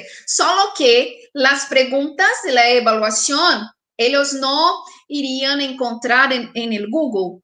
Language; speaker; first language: Spanish; non-native, fluent; Portuguese